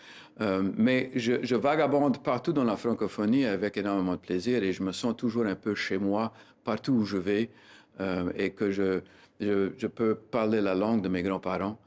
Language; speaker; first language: French; native; French